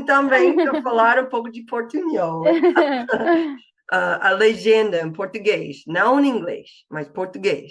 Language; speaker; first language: Portuguese; non-native, fluent; English